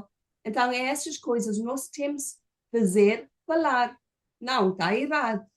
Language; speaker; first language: Portuguese; non-native, fluent; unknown